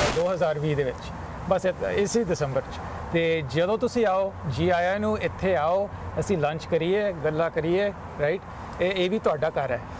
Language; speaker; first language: Punjabi; early bilingual, heritage; Punjabi